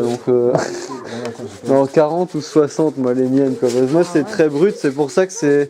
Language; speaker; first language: French; native; French